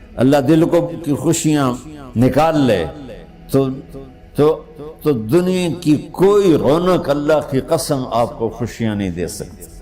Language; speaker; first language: Urdu; non-native, local second language; Punjabi